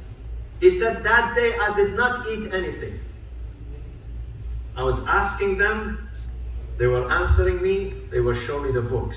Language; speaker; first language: English; non-native, fluent; Arabic